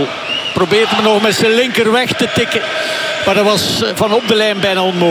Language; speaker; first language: Dutch; native; Dutch